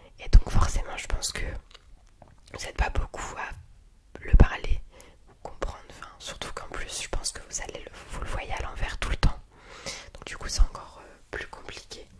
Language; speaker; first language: French; early bilingual, other home language; Polish